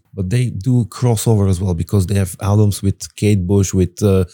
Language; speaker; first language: English; non-native, fluent; Bulgarian